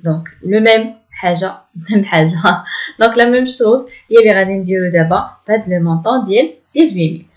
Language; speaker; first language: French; non-native, local second language; Arabic